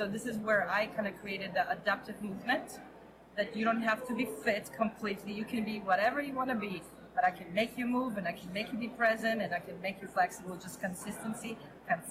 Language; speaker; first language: English; non-native, fluent; Hebrew